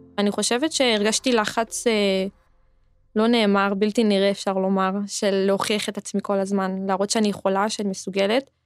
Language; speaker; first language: Hebrew; native; Hebrew